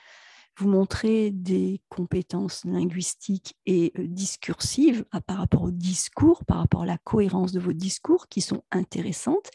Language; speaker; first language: French; native; French